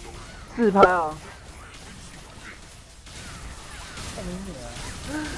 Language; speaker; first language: Chinese; native; Chinese